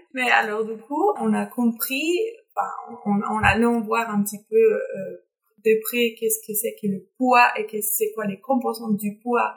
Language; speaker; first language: French; non-native, fluent; Spanish